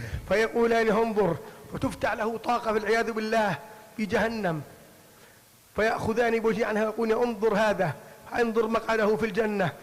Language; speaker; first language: Arabic; native; Arabic